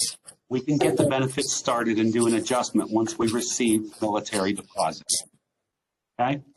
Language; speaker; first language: English; native; English